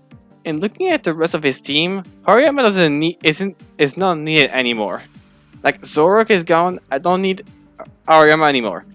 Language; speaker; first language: English; non-native, fluent; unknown